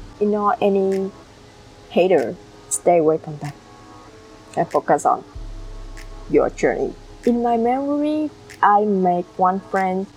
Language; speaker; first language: English; non-native, learner; Vietnamese